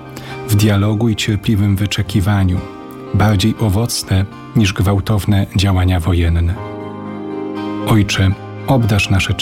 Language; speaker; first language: Polish; native; Polish